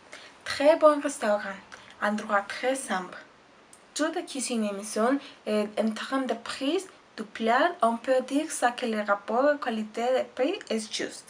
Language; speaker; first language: French; non-native, learner; Spanish